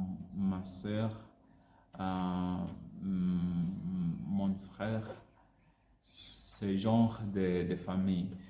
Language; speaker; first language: French; non-native, learner; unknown